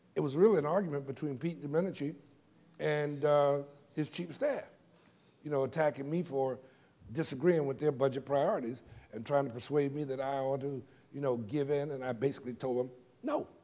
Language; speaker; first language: English; native; English